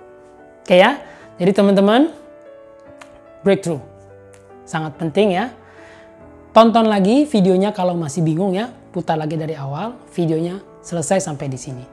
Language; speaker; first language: Indonesian; native; Indonesian